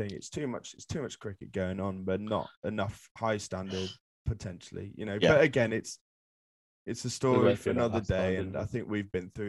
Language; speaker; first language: English; native; English